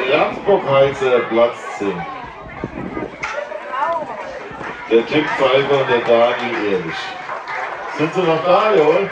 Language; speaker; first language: German; native; German